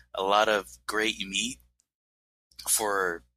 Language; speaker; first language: English; non-native, fluent; Portuguese